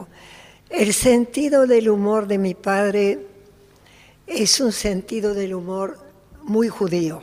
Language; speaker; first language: Spanish; early bilingual, other home language; Polish